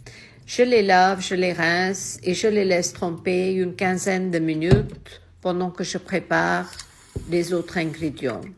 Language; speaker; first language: French; non-native, fluent; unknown